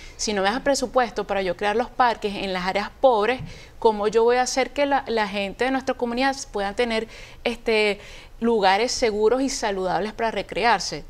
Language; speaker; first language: Spanish; native; Spanish